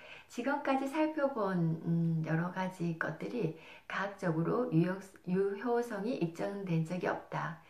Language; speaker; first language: Korean; native; Korean